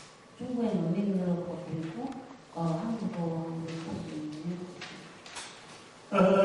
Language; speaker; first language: Korean; non-native, fluent; Chinese